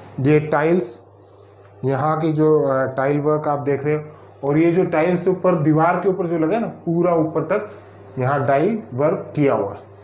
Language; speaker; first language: Hindi; native; Hindi